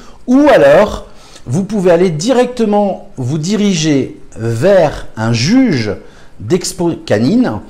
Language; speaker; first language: French; native; French